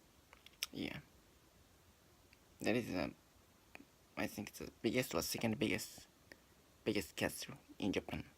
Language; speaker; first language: English; non-native, learner; Japanese